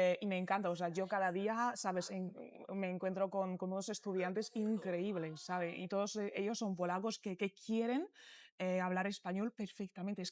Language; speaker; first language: Spanish; non-native, fluent; Polish